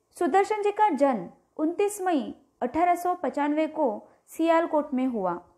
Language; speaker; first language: Hindi; non-native, local second language; Marathi